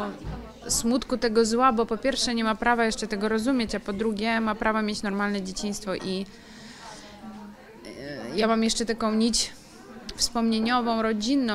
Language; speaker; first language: Polish; non-native, fluent; Ukrainian